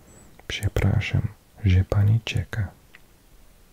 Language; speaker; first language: Polish; non-native, learner; English